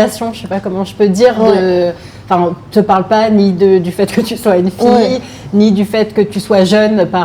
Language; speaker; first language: French; native; French